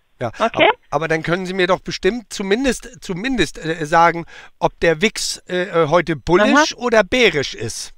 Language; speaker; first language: German; native; German